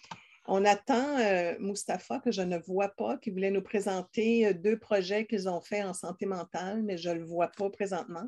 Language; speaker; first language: French; native; French